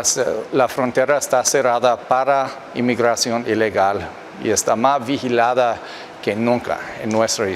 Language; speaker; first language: Spanish; non-native, fluent; English